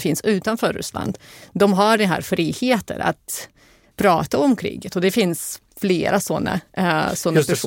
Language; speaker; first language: Swedish; non-native, fluent; Russian